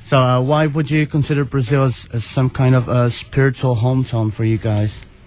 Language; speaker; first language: English; non-native, fluent; Portuguese